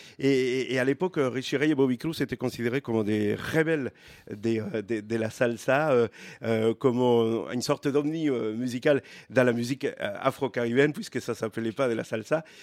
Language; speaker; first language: French; non-native, fluent; Spanish